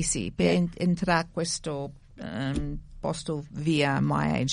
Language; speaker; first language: Italian; early bilingual, heritage; English